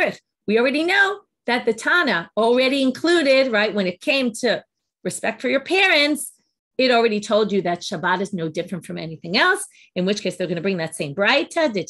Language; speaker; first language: English; native; English